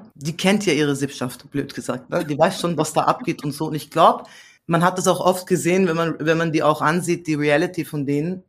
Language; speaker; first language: German; early bilingual, other home language; Central Kurdish